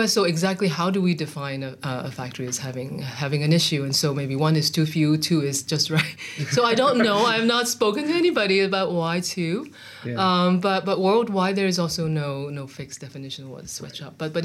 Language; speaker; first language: English; non-native, local second language; Cantonese